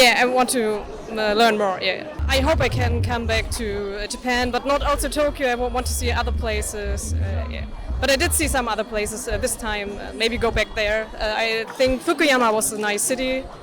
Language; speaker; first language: English; non-native, fluent; German